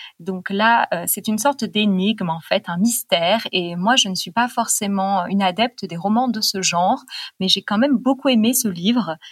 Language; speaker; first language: French; native; French